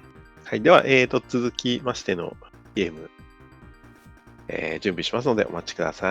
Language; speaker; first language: Japanese; native; Japanese